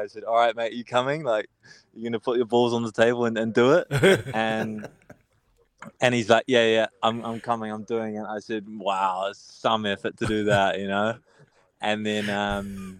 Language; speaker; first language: English; native; English